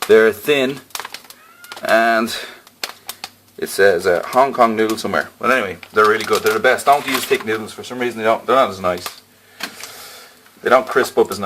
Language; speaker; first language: English; native; English